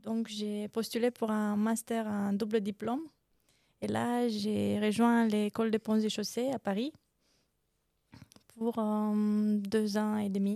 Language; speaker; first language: French; non-native, fluent; Romanian